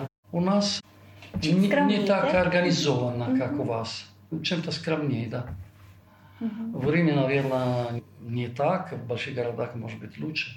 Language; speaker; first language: Russian; non-native, fluent; Italian